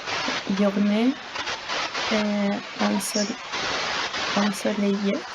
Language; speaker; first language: French; non-native, learner; Spanish